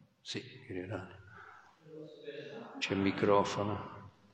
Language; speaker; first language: Italian; non-native, fluent; English